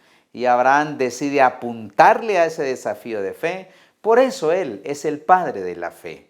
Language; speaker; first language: Spanish; native; Spanish